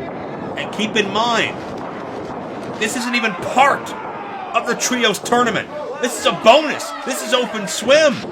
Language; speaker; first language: English; native; English